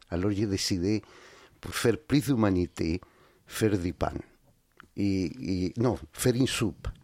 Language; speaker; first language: French; non-native, learner; Spanish